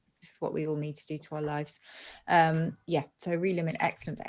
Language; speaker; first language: English; native; English